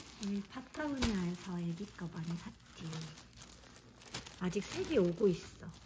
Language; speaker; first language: Korean; early bilingual, heritage; Korean